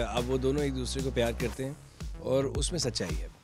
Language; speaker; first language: Hindi; native; Hindi